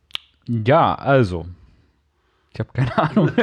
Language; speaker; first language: German; native; German